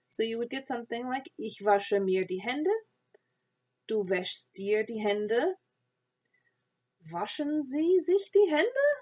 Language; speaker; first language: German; non-native, fluent; English